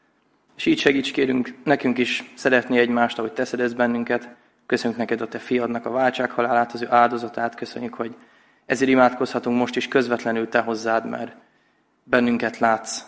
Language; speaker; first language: Hungarian; native; Hungarian